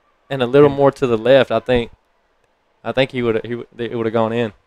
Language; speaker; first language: English; early bilingual, other home language; Spanish